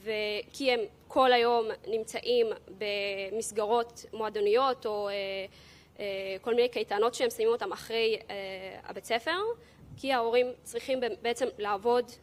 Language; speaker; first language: Hebrew; early bilingual, other home language; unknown